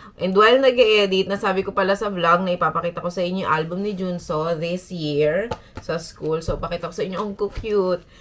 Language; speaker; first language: Filipino; native; Filipino